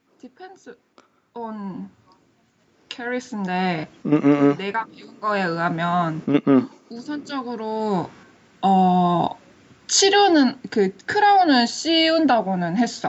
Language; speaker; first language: Korean; early bilingual, heritage; Korean